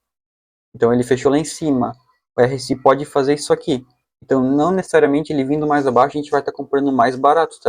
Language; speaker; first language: Portuguese; native; Portuguese